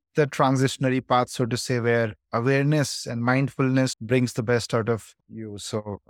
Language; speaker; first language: English; non-native, local second language; Hindi